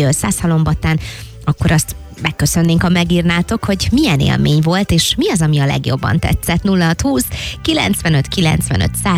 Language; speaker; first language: Hungarian; native; Hungarian